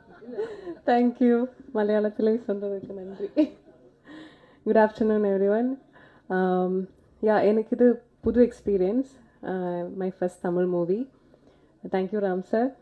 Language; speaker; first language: Tamil; non-native, learner; Malayalam